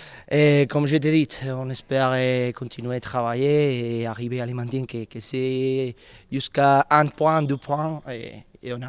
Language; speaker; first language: French; non-native, learner; Spanish